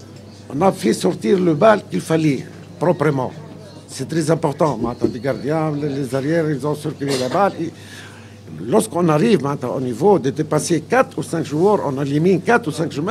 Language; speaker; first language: French; non-native, local second language; Arabic